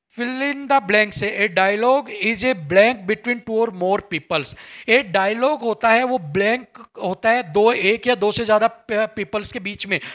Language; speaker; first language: Hindi; native; Hindi